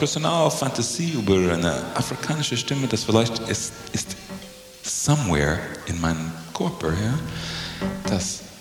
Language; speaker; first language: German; non-native, learner; English